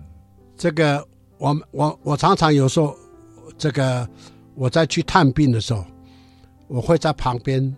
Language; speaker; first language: Chinese; non-native, local second language; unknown